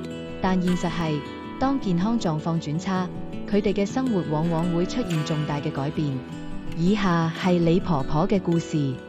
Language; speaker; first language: Cantonese; native; Cantonese